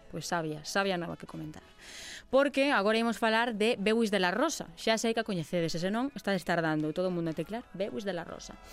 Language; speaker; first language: Galician; native; Galician